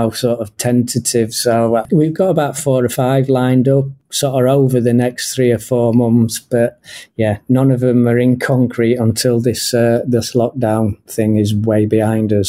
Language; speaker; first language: English; native; English